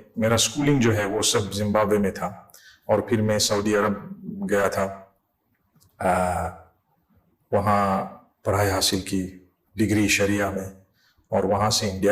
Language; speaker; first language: Hindi; non-native, fluent; English